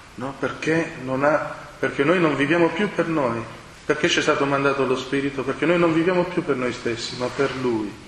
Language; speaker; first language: Italian; non-native, fluent; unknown